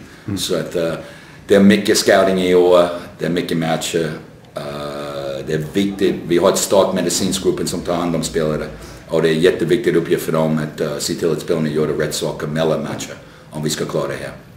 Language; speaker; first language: Swedish; non-native, fluent; English